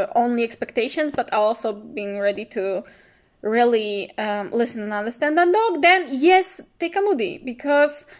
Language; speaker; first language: English; non-native, fluent; Polish